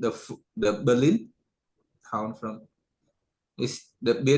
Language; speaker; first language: English; non-native, learner; Khmer